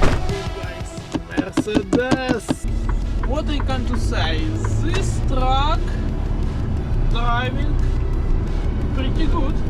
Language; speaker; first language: English; non-native, learner; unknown